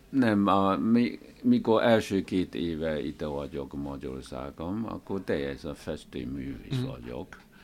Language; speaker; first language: Hungarian; non-native, learner; Chinese